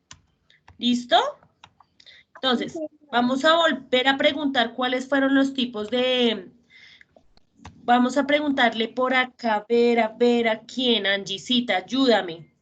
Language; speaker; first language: Spanish; native; Spanish